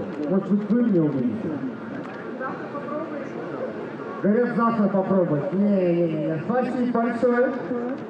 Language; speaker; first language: Russian; native; Russian